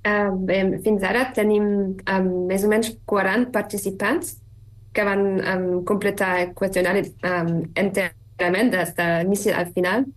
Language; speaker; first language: Catalan; non-native, fluent; German